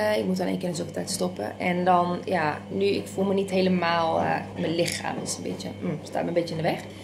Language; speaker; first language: Dutch; non-native, fluent; Spanish